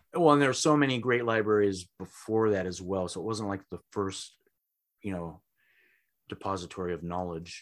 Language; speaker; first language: English; native; English